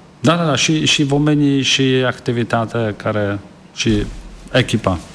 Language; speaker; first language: Romanian; non-native, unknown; Czech